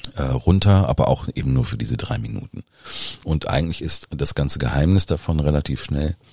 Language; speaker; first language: German; native; German